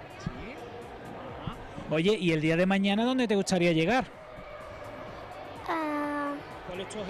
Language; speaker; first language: Spanish; native; Spanish